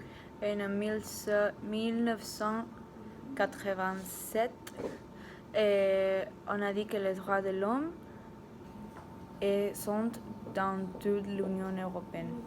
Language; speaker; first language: French; non-native, learner; Spanish